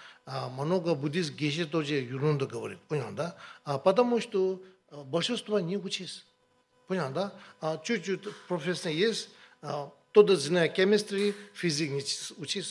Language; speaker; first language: Russian; non-native, learner; Tibetan